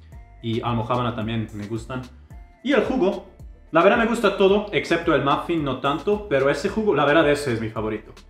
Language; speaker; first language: Spanish; non-native, fluent; German